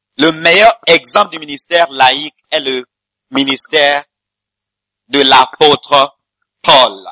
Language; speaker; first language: French; non-native, fluent; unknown